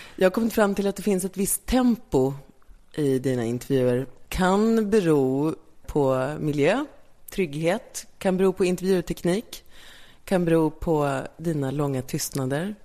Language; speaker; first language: Swedish; native; Swedish